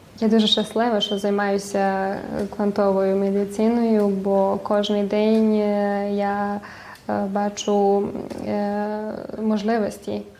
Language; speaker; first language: Ukrainian; early bilingual, heritage; Ukrainian